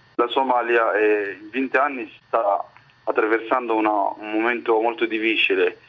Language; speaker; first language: Italian; non-native, fluent; Somali